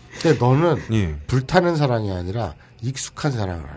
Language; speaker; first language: Korean; native; Korean